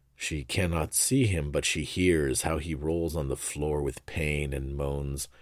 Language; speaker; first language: English; native; English